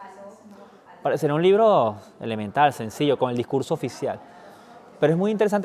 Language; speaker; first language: Spanish; native; Spanish